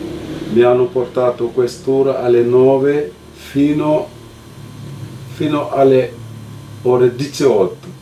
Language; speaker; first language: Italian; non-native, fluent; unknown